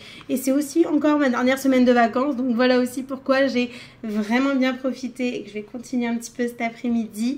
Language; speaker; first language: French; native; French